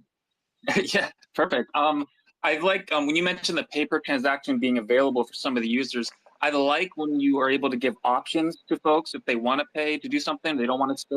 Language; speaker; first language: English; native; English